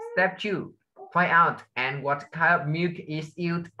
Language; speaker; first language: English; non-native, learner; Vietnamese